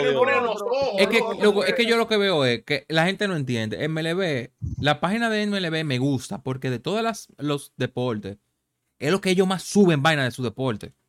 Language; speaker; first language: Spanish; native; Spanish